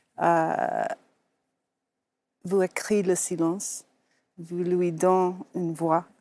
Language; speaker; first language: French; non-native, fluent; English